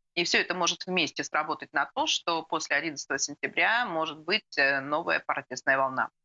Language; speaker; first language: Russian; native; Russian